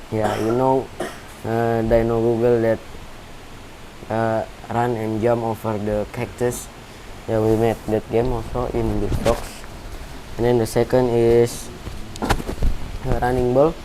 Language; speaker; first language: English; non-native, learner; Indonesian